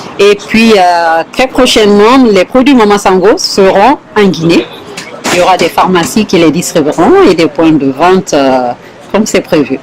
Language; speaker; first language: French; non-native, local second language; Fula